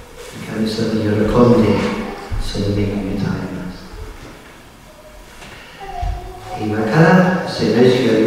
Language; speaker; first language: Japanese; non-native, learner; English